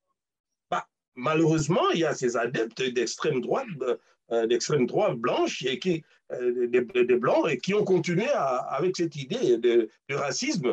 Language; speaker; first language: French; non-native, local second language; Luba-Lulua